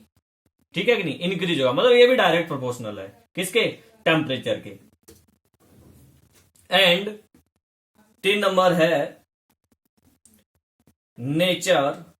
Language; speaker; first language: Hindi; native; Hindi